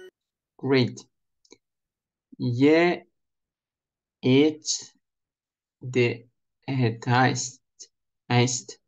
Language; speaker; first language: Dutch; non-native, learner; Russian